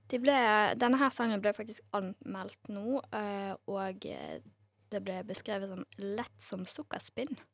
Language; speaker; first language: Norwegian; native; Norwegian